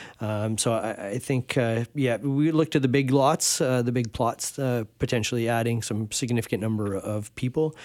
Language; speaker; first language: English; native; English